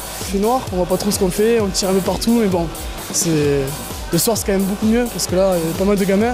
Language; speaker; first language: French; native; French